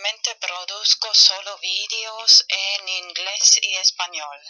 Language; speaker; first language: Spanish; non-native, fluent; German